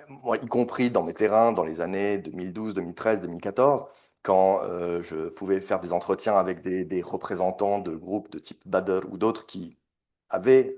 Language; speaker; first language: French; native; French